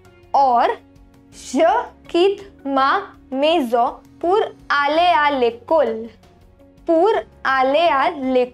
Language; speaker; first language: French; non-native, fluent; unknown